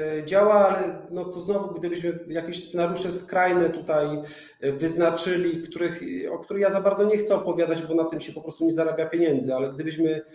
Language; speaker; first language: Polish; native; Polish